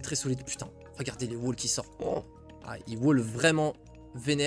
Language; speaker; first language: French; native; French